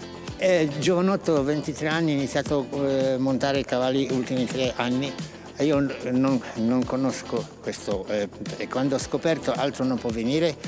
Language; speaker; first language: Italian; non-native, learner; Czech